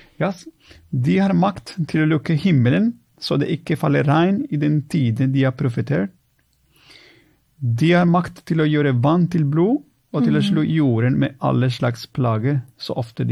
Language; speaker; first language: Norwegian; non-native, fluent; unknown